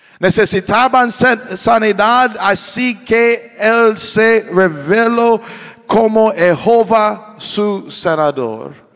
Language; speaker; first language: Spanish; non-native, learner; English